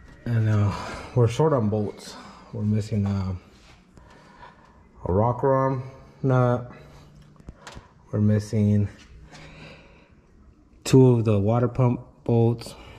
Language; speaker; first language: English; early bilingual, other home language; Spanish